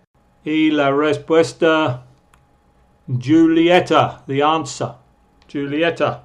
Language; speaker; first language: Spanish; non-native, fluent; English